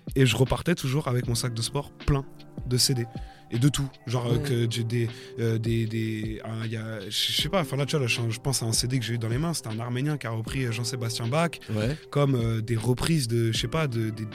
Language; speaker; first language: French; native; French